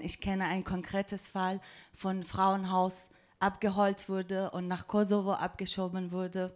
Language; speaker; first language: German; non-native, fluent; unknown